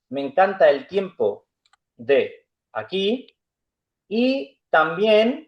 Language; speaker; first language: Spanish; non-native, fluent; Urdu